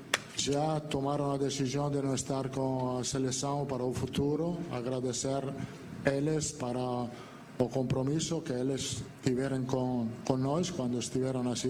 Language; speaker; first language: Portuguese; non-native, fluent; Italian